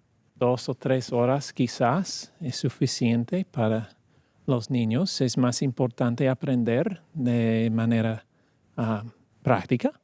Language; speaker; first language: Spanish; non-native, fluent; English